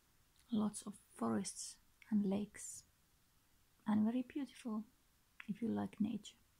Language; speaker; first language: English; non-native, learner; Finnish